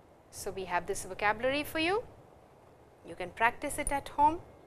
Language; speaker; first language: English; non-native, local second language; Hindi